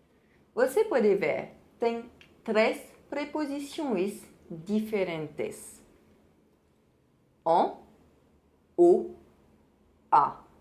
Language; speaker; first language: Portuguese; non-native, fluent; French